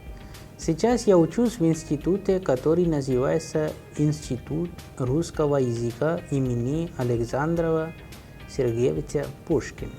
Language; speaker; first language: Russian; non-native, fluent; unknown